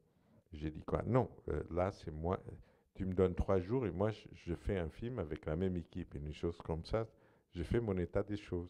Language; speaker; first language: French; non-native, fluent; Portuguese